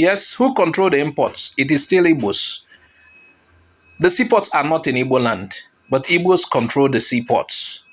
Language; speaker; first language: English; non-native, local second language; Igbo